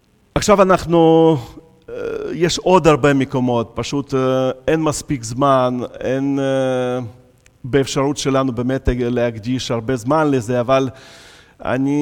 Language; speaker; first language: Hebrew; non-native, fluent; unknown